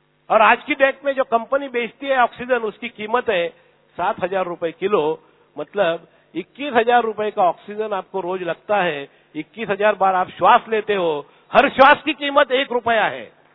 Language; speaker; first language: Hindi; non-native, local second language; Marathi